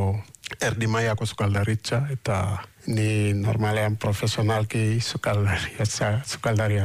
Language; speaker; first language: Basque; non-native, learner; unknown